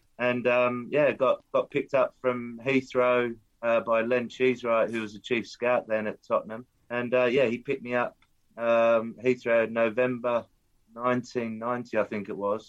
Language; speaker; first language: English; native; English